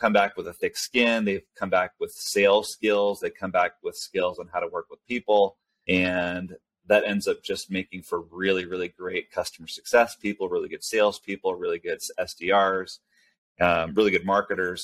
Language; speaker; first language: English; early bilingual, other home language; Spanish